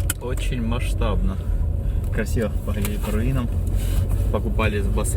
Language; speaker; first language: Russian; native; Russian